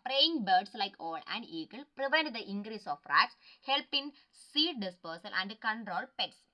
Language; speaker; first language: English; non-native, local second language; Malayalam